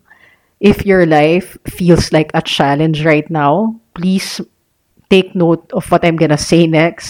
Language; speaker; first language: English; non-native, local second language; Filipino